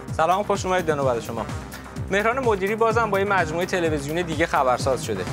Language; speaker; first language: Persian; native; Persian